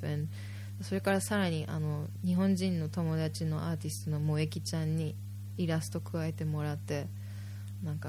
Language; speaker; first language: Japanese; native; Japanese